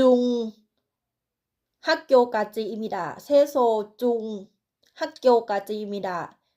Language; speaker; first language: Korean; non-native, learner; Thai